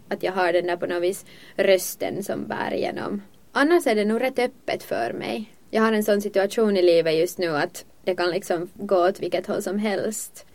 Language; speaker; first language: Swedish; native; Swedish